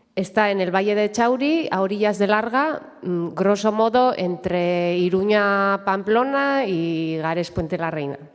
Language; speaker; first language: Spanish; native; Spanish